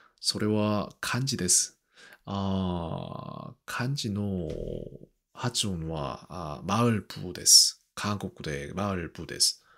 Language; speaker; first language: Japanese; non-native, learner; Korean